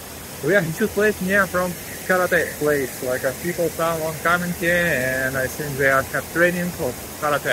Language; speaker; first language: English; non-native, learner; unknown